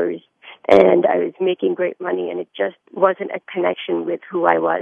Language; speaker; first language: English; early bilingual, other home language; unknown